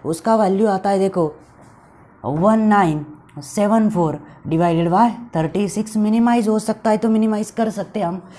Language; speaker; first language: Hindi; non-native, local second language; Marathi